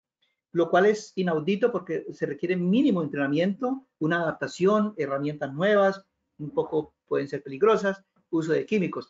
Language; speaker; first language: Spanish; native; Spanish